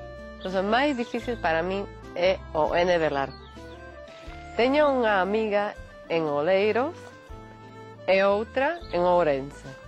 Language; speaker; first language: Galician; non-native, fluent; Slovak